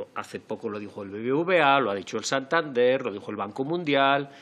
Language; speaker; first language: Spanish; native; Spanish